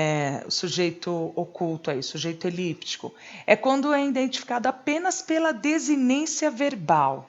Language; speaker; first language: Portuguese; native; Portuguese